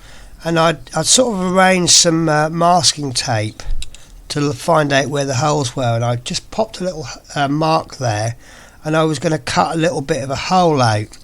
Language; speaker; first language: English; native; English